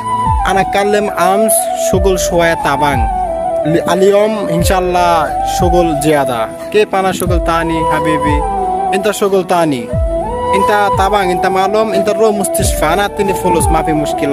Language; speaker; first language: Arabic; non-native, learner; Bangla